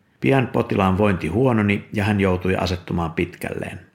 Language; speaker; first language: Finnish; native; Finnish